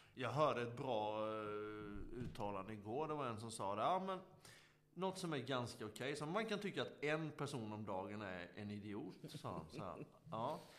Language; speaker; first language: Swedish; native; Swedish